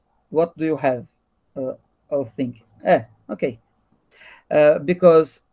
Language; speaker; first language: English; non-native, learner; Portuguese